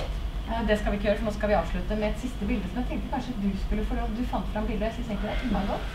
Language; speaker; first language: Norwegian; native; Norwegian